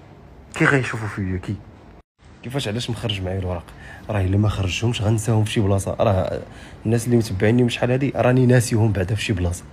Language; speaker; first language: Arabic; native; Arabic